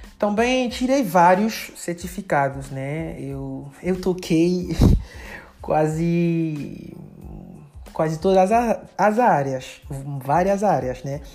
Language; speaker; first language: Portuguese; non-native, fluent; French